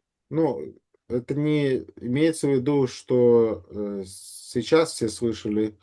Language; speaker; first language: Russian; native; Russian